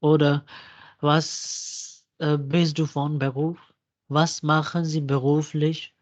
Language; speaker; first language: German; non-native, fluent; Urdu